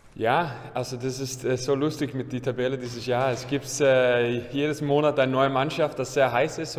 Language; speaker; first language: German; non-native, learner; English